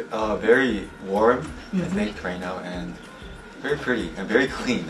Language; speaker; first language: English; non-native, learner; Korean